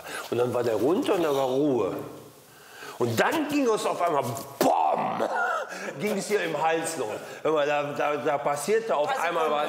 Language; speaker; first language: German; native; German